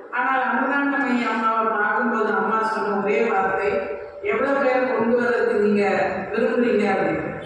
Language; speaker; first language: Tamil; non-native, local second language; Malayalam